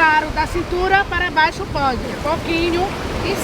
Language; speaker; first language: Portuguese; native; Portuguese